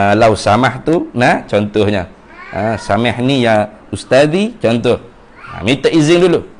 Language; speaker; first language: Malay; native; Malay